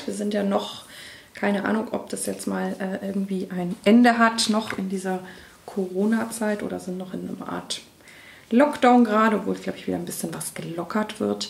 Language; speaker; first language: German; native; German